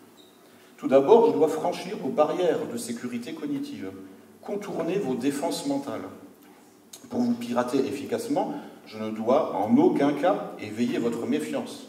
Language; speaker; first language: French; native; French